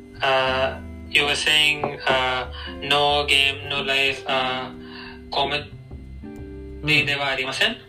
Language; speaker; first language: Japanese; non-native, learner; English